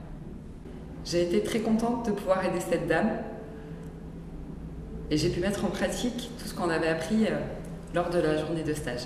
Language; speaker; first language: French; native; French